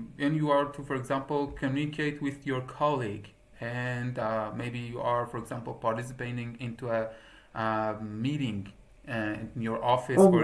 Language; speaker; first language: English; non-native, fluent; Persian